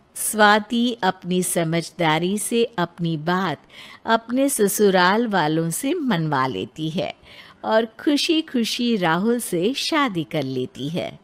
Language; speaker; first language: Hindi; native; Hindi